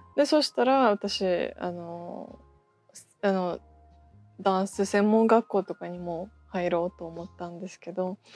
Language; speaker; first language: Japanese; non-native, fluent; Russian